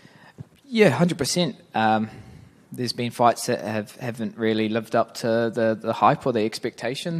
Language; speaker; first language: English; native; English